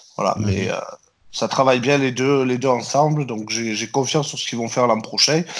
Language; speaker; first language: French; native; French